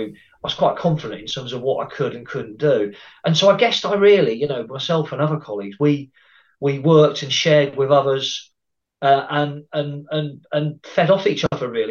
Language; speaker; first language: English; native; English